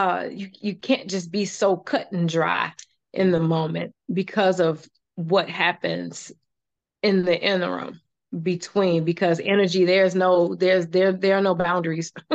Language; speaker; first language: English; native; English